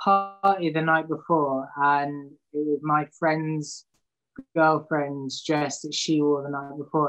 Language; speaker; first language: English; native; English